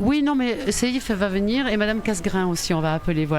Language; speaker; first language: French; native; French